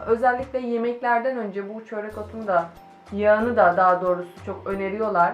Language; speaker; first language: Turkish; native; Turkish